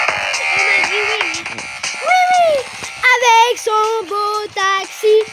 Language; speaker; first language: French; native; French